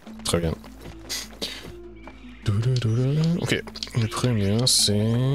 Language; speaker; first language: French; non-native, learner; German